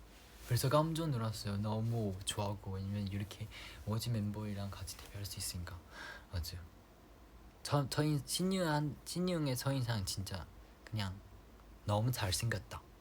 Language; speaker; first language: Korean; non-native, fluent; Chinese